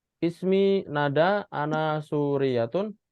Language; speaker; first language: Arabic; non-native, fluent; Indonesian